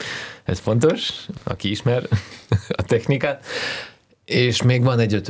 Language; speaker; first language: Hungarian; non-native, fluent; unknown